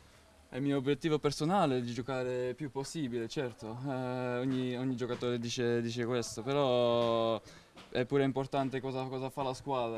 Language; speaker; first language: Italian; non-native, fluent; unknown